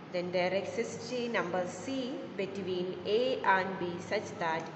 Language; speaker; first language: English; non-native, local second language; Malayalam